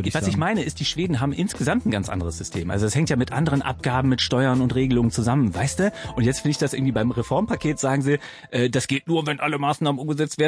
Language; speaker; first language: German; native; German